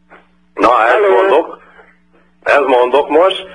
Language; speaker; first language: Hungarian; early bilingual, heritage; Portuguese